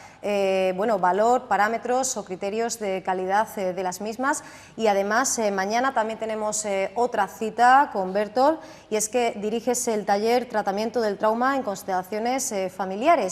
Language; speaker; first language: Spanish; native; Spanish